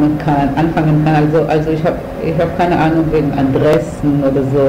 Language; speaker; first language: German; non-native, fluent; Hebrew